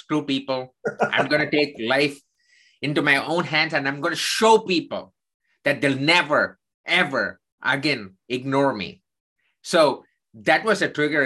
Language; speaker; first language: English; non-native, local second language; Tamil